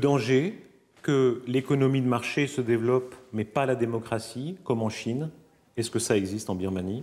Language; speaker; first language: French; native; French